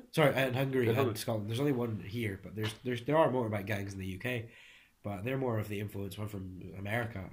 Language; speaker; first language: English; early bilingual, other home language; Hungarian